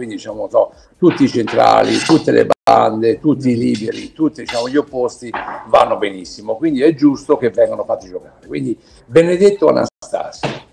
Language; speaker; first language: Italian; native; Italian